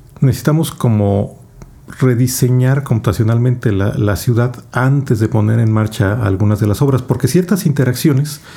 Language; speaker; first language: Spanish; native; Spanish